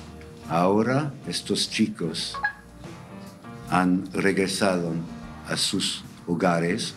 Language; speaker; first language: Spanish; non-native, fluent; English